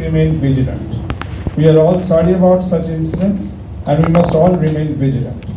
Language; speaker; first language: English; non-native, local second language; Bangla